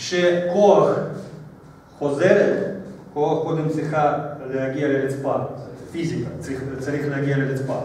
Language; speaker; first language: Hebrew; non-native, fluent; Russian